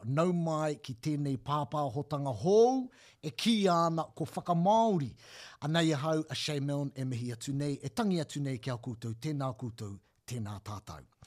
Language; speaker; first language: Māori; non-native, local second language; English